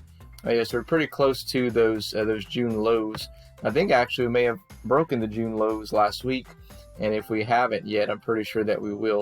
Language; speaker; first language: English; native; English